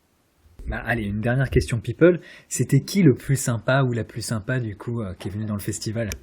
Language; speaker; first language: French; native; French